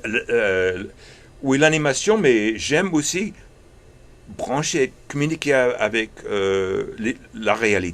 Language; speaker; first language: French; early bilingual, heritage; English